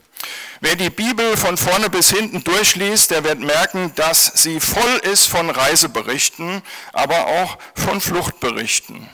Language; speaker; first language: German; native; German